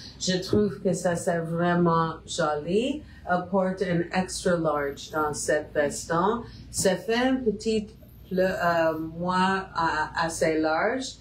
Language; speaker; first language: French; non-native, fluent; English